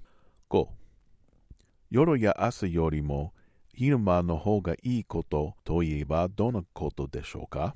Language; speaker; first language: Japanese; non-native, learner; English